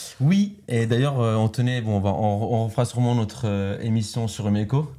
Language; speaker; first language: French; non-native, fluent; Spanish